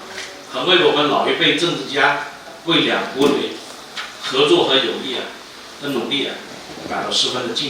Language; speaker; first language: Chinese; native; Chinese